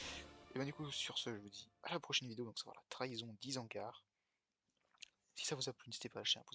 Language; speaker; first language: French; native; French